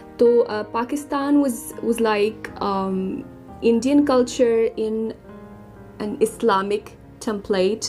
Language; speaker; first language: Urdu; non-native, fluent; Arabic